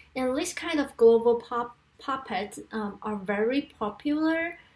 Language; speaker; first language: English; non-native, fluent; Chinese